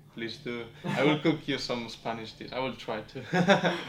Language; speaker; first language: English; non-native, fluent; Spanish